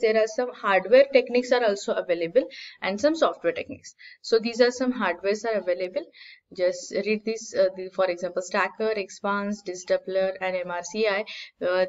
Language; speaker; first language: English; non-native, local second language; Marathi